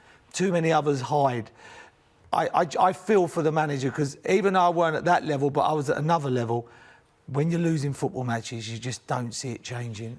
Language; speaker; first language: English; native; English